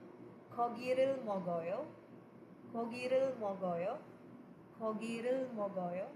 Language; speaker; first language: Korean; non-native, fluent; Cebuano